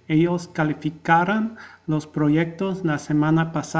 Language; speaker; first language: Spanish; non-native, fluent; English